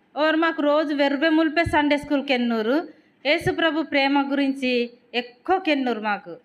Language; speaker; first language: Telugu; non-native, local second language; Koya